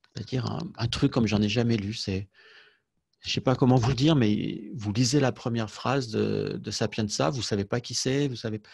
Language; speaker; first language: French; native; French